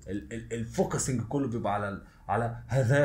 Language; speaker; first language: Arabic; native; Arabic